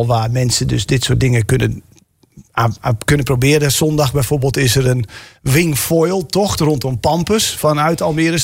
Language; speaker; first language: Dutch; native; Dutch